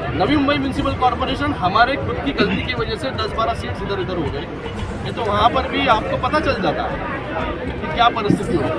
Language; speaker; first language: Hindi; non-native, local second language; Marathi